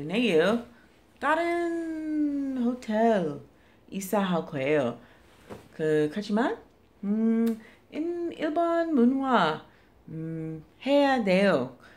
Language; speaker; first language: Korean; non-native, learner; English